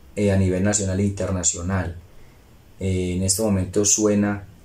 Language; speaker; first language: Spanish; native; Spanish